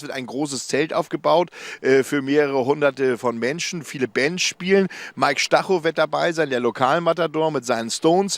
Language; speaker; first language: German; native; German